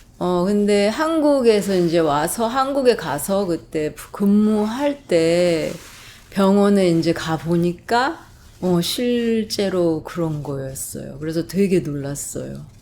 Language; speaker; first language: Korean; non-native, fluent; English